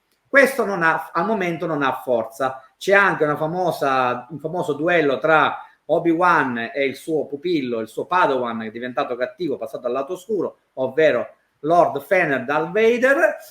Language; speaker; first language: Italian; native; Italian